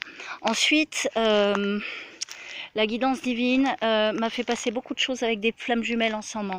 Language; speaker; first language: French; native; French